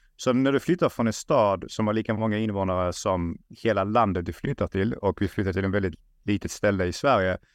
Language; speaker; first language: Swedish; early bilingual, other home language; Russian